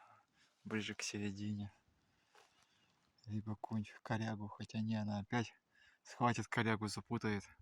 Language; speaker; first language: Russian; native; Russian